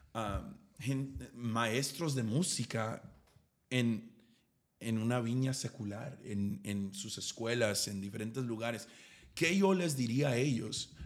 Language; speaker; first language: Spanish; early bilingual, heritage; Spanish